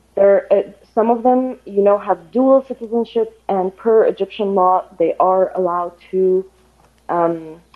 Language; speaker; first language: English; non-native, fluent; Arabic